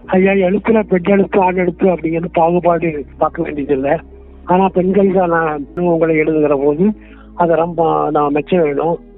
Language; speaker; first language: Tamil; non-native, local second language; Kannada